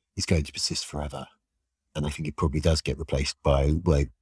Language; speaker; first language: English; native; English